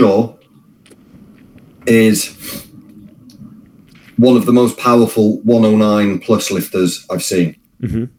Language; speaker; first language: English; native; English